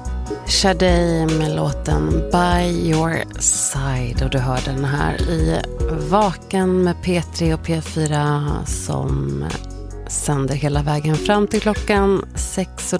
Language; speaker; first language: Swedish; native; Swedish